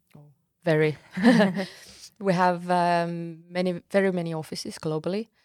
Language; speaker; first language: English; non-native, fluent; Estonian